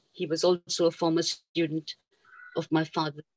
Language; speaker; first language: English; non-native, local second language; Urdu